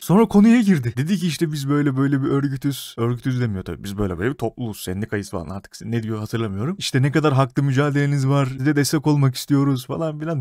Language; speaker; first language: Turkish; native; Turkish